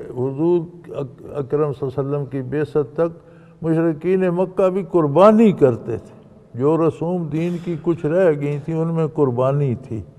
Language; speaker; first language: Urdu; non-native, local second language; Punjabi